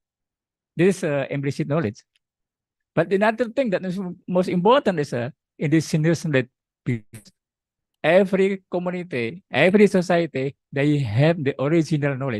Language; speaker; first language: English; non-native, learner; Indonesian